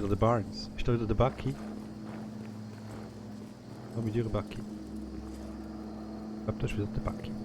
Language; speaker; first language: German; native; German